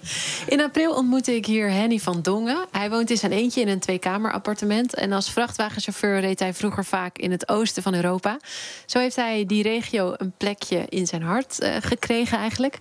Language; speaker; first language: Dutch; native; Dutch